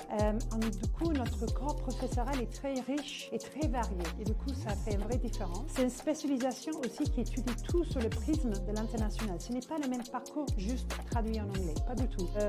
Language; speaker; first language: French; non-native, fluent; English